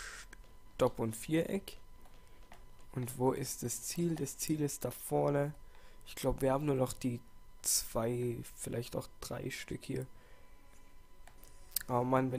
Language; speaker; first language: German; native; German